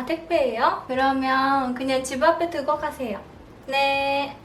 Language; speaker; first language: Korean; non-native, fluent; Japanese